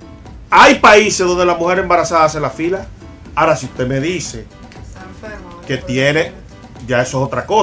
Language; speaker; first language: Spanish; native; Spanish